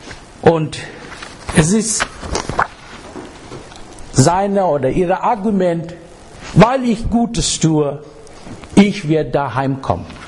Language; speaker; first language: German; non-native, fluent; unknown